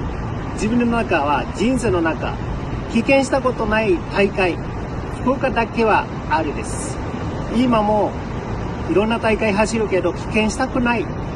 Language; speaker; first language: Japanese; non-native, learner; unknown